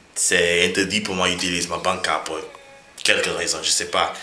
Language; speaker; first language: French; non-native, learner; English